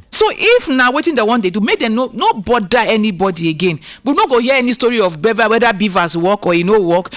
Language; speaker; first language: Nigerian Pidgin; non-native, local second language; Yoruba